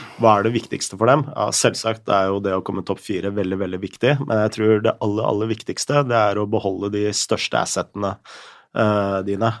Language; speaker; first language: Norwegian; native; Norwegian